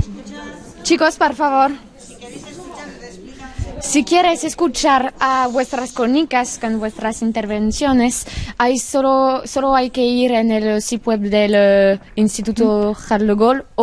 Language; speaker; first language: Spanish; non-native, learner; French